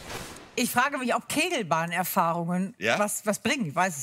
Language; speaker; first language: German; native; German